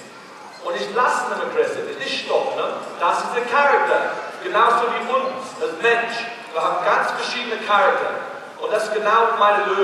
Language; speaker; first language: German; non-native, learner; English